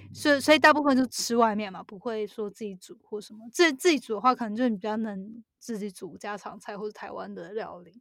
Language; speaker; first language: Chinese; native; Chinese